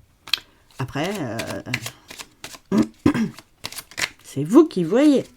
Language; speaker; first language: French; native; French